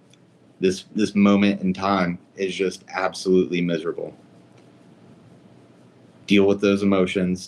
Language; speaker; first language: English; native; English